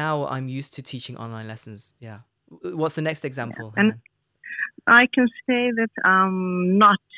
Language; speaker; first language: English; non-native, fluent; Arabic